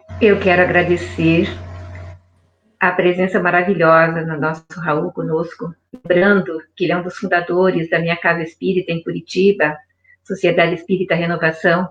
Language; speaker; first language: Portuguese; native; Portuguese